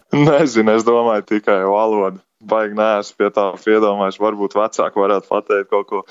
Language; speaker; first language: Latvian; native; Latvian